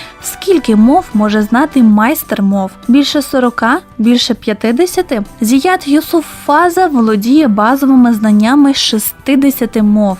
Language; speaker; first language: Ukrainian; native; Ukrainian